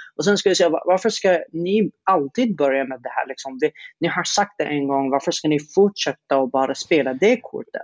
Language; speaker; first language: Swedish; non-native, fluent; Arabic